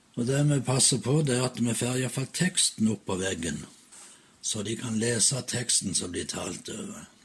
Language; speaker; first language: Norwegian; native; Norwegian